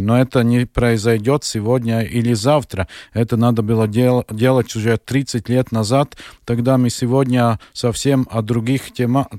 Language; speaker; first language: Russian; non-native, local second language; Latvian